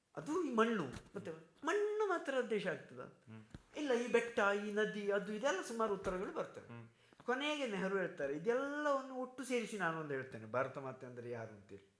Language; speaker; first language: Kannada; native; Kannada